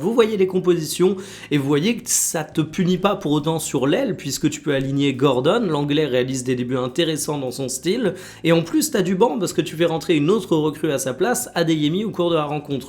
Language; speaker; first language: French; native; French